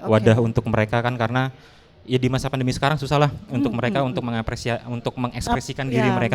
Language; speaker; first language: Indonesian; native; Indonesian